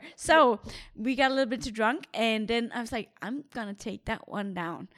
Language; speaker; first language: English; non-native, fluent; Danish